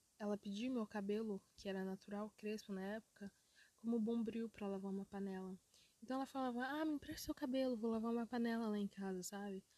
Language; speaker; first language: Portuguese; early bilingual, other home language; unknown